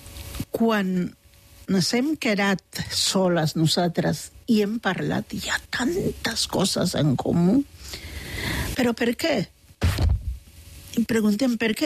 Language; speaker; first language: Catalan; non-native, fluent; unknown